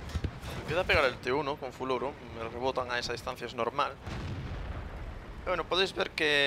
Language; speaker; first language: Spanish; native; Spanish